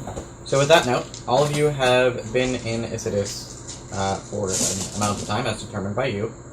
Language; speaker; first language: English; native; English